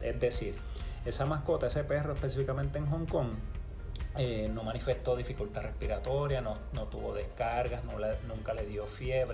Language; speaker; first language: Spanish; native; Spanish